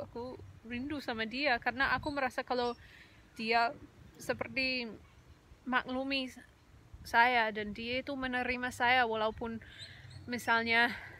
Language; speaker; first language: Indonesian; non-native, fluent; English